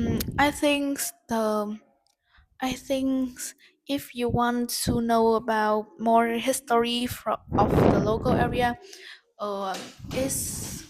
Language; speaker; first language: English; non-native, learner; Vietnamese